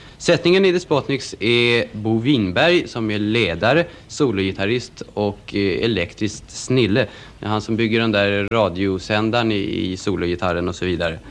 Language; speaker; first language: Swedish; native; Swedish